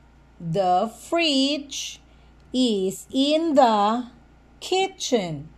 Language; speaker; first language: English; non-native, fluent; Spanish